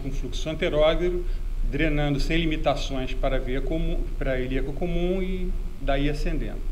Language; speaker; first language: Portuguese; native; Portuguese